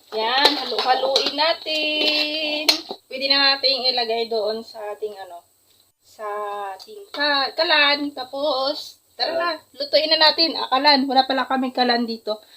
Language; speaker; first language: Filipino; non-native, local second language; Hiligaynon